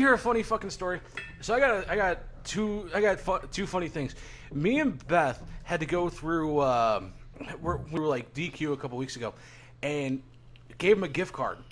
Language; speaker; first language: English; native; English